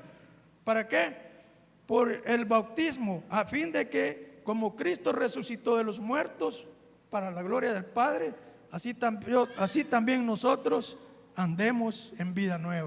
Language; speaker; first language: Spanish; native; Spanish